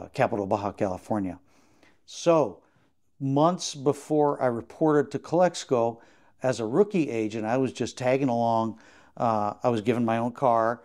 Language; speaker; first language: English; native; English